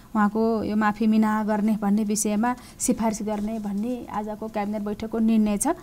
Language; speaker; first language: Nepali; native; Nepali